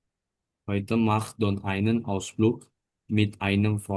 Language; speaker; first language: German; non-native, learner; Indonesian